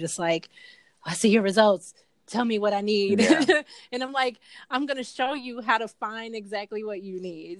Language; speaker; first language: English; native; English